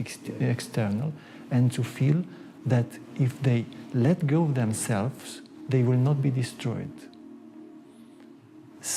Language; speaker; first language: English; non-native, fluent; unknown